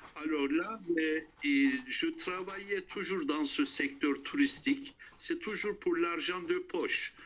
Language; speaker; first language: French; non-native, fluent; Turkish